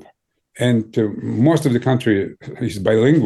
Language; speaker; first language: English; non-native, fluent; Ukrainian